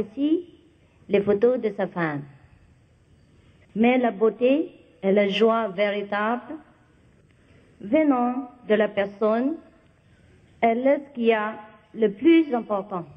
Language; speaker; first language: French; non-native, learner; Vietnamese